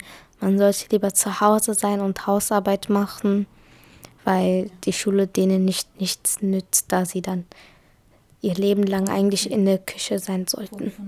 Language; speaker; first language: German; early bilingual, other home language; Kurdish